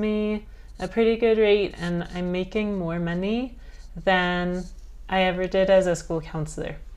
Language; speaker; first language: English; native; English